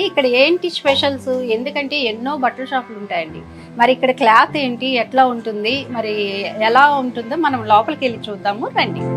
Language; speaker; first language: Telugu; native; Telugu